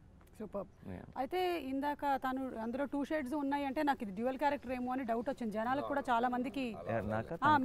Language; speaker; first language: Telugu; native; Telugu